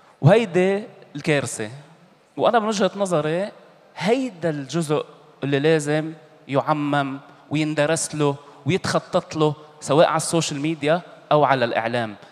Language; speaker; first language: Arabic; native; Arabic